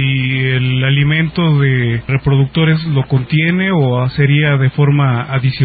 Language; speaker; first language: Spanish; native; Spanish